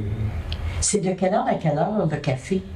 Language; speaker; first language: French; native; French